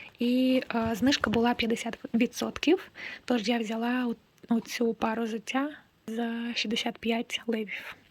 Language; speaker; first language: Ukrainian; non-native, local second language; Russian